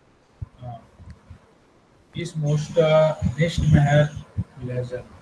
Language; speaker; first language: German; non-native, learner; Hindi